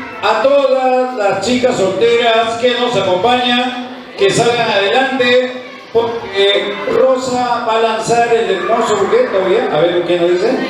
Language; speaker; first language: Spanish; native; Spanish